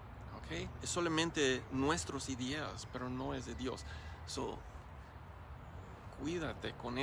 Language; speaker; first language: Spanish; non-native, learner; English